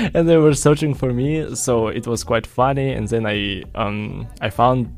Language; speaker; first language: English; non-native, fluent; Russian